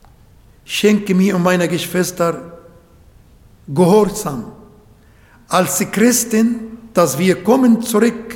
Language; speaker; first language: German; non-native, learner; Arabic